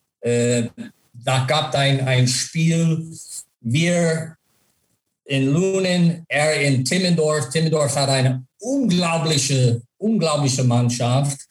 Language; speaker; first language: German; non-native, fluent; English